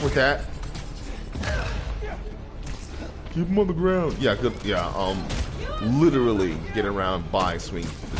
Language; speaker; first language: English; native; English